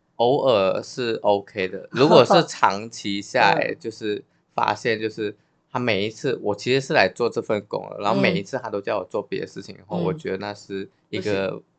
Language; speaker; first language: Chinese; native; Chinese